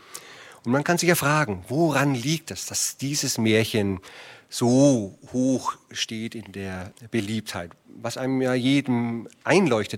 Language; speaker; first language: German; native; German